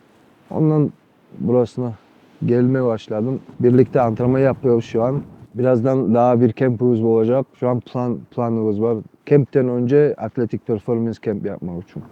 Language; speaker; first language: Turkish; non-native, learner; Kumyk